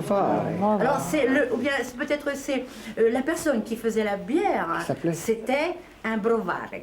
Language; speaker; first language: French; non-native, fluent; Ukrainian